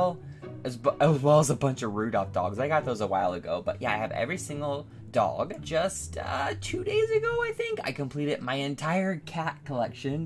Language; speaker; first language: English; native; English